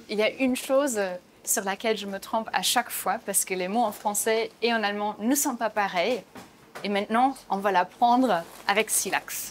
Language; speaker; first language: French; non-native, fluent; German